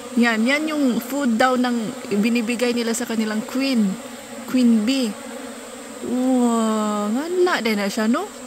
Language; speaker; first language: Filipino; non-native, local second language; Cebuano